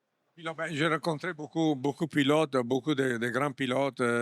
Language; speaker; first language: French; non-native, fluent; Italian